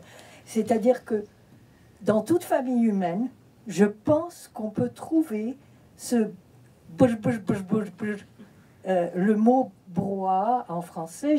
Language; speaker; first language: French; early bilingual, heritage; French